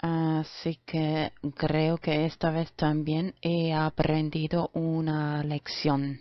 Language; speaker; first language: Spanish; non-native, fluent; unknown